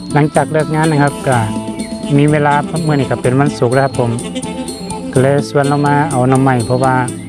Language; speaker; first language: Thai; native; Thai